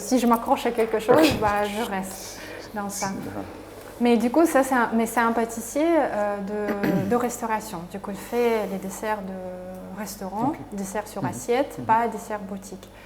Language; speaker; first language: French; non-native, fluent; Russian